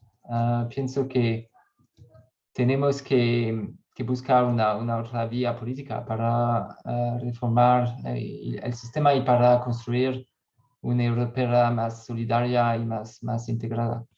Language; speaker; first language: Spanish; non-native, learner; French